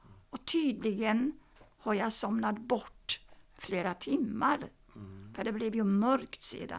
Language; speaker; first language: Swedish; non-native, fluent; Yiddish